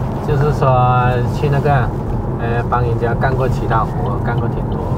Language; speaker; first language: Chinese; native; Chinese